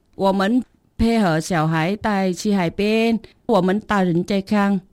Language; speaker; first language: Chinese; non-native, fluent; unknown